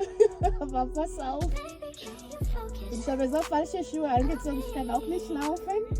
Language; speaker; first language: German; non-native, learner; Swahili